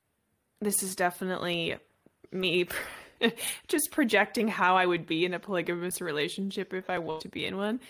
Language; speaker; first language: English; native; English